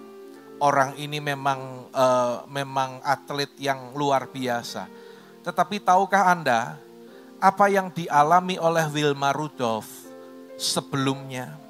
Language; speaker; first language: Indonesian; native; Indonesian